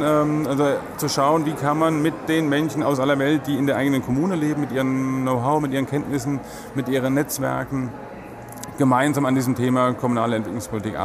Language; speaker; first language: German; native; German